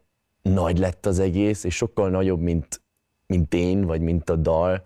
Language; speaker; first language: Hungarian; early bilingual, heritage; Hungarian